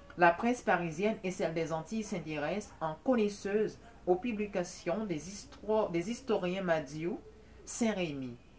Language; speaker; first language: French; non-native, local second language; Haitian Creole